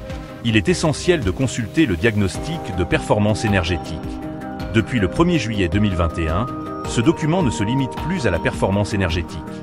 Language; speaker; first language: French; native; French